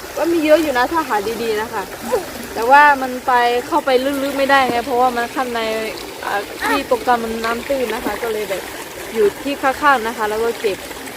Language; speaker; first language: Thai; non-native, local second language; Akha